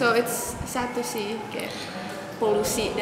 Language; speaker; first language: Indonesian; early bilingual, heritage; English